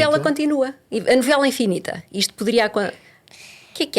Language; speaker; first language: Portuguese; native; Portuguese